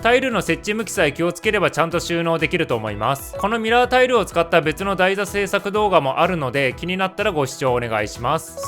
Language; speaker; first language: Japanese; native; Japanese